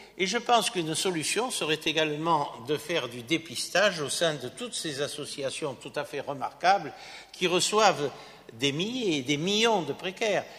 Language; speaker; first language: French; native; French